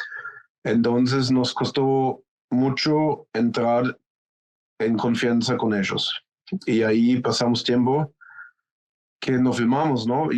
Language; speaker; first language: Spanish; non-native, fluent; German